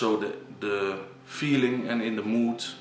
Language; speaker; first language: English; non-native, learner; Dutch